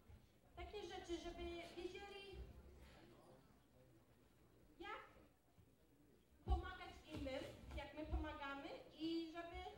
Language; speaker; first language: Polish; early bilingual, heritage; Polish